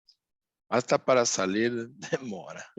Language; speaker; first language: Spanish; non-native, fluent; Portuguese